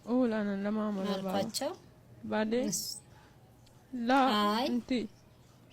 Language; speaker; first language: Arabic; non-native, learner; Amharic